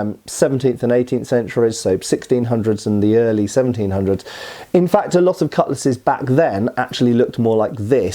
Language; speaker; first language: English; native; English